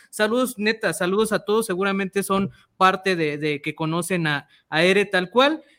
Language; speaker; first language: Spanish; native; Spanish